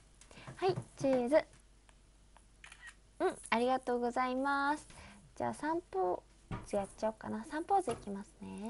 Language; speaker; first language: Japanese; native; Japanese